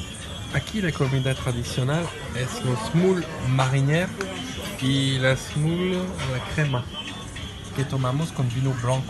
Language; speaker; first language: Spanish; non-native, learner; French